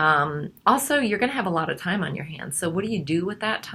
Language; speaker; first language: English; native; English